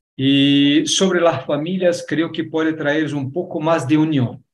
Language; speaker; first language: Spanish; native; Spanish